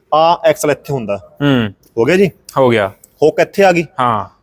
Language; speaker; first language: Punjabi; non-native, local second language; Haryanvi